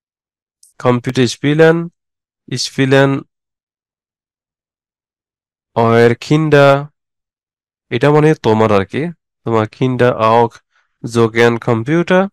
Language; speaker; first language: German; non-native, fluent; Bangla